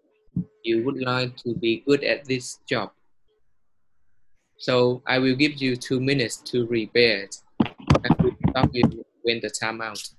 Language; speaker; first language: English; non-native, learner; Vietnamese